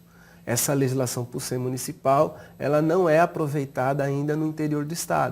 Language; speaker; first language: Portuguese; native; Portuguese